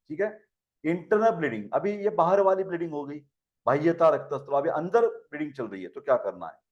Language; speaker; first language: Hindi; non-native, local second language; Marathi